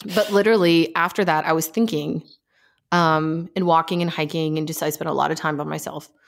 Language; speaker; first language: English; native; English